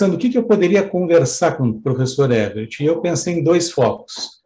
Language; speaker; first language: Portuguese; native; Portuguese